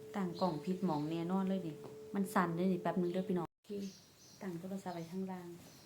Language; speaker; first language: Thai; native; Thai